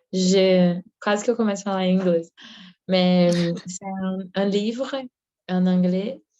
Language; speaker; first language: French; non-native, learner; Portuguese